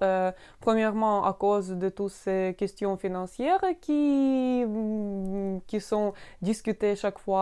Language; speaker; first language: French; non-native, fluent; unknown